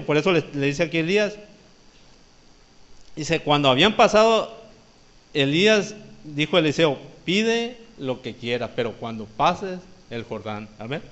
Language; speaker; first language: Spanish; native; Spanish